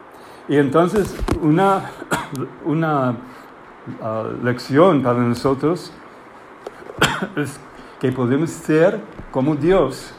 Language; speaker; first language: Spanish; non-native, fluent; English